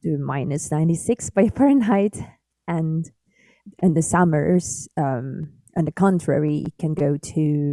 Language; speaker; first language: English; non-native, fluent; Yakut